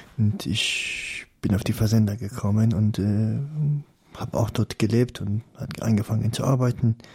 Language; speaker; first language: German; non-native, fluent; Persian